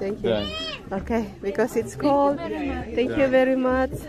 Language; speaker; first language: English; non-native, local second language; Filipino